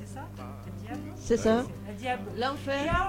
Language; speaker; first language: Spanish; non-native, learner; French